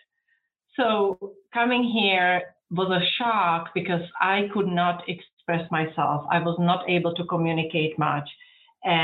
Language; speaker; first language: English; non-native, fluent; Czech